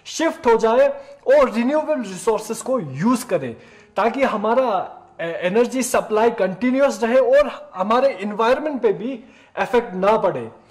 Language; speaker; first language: Hindi; non-native, local second language; Ladakhi